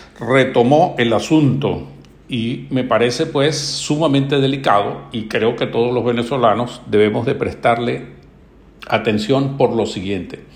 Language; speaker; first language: Spanish; native; Spanish